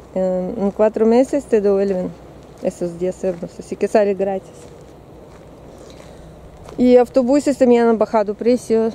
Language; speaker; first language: Spanish; non-native, learner; Russian